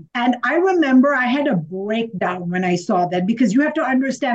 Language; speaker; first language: English; non-native, local second language; Sinhala